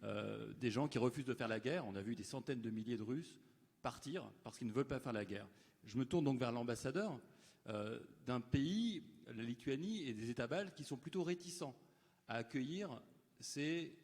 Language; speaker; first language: French; native; French